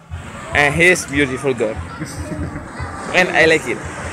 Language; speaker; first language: English; non-native, learner; Indonesian